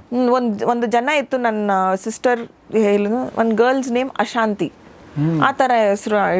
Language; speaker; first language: Kannada; non-native, local second language; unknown